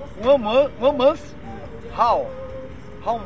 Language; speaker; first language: English; non-native, learner; Portuguese